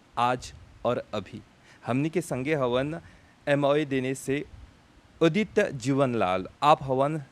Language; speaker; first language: Bhojpuri; non-native, local second language; Morisyen